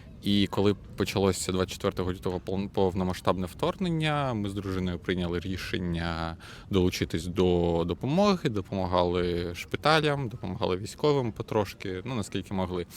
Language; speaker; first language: Ukrainian; non-native, local second language; Russian